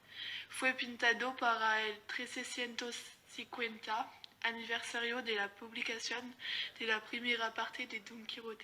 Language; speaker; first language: Spanish; non-native, learner; French